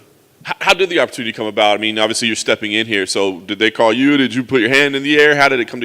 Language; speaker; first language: English; native; English